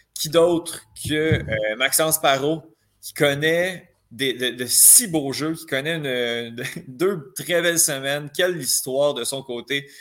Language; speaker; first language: French; native; French